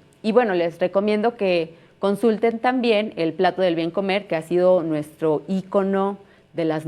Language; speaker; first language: Spanish; native; Spanish